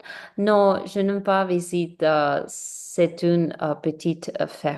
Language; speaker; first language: French; non-native, learner; English